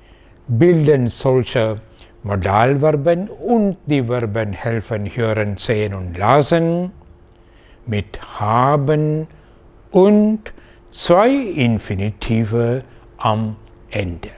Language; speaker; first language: German; non-native, fluent; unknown